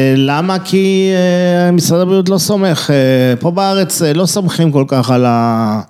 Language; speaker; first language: Hebrew; early bilingual, other home language; French